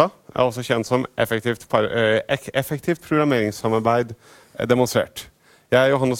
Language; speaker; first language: Norwegian; native; Norwegian